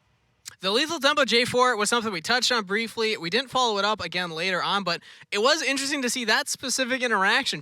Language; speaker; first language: English; native; English